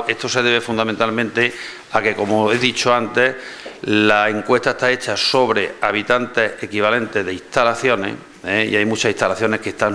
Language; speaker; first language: Spanish; native; Spanish